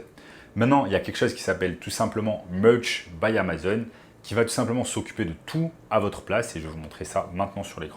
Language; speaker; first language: French; native; French